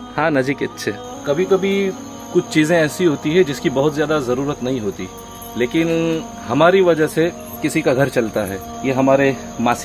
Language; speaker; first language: Hindi; non-native, local second language; Gujarati